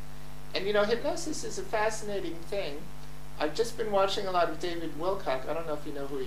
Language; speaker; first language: English; native; English